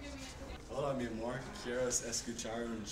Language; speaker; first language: Spanish; non-native, learner; English